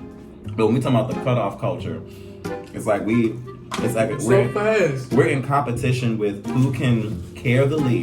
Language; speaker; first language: English; native; English